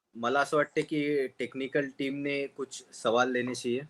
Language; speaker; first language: Hindi; non-native, local second language; Marathi